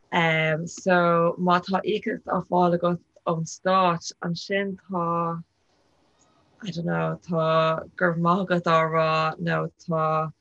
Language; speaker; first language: Irish; non-native, local second language; English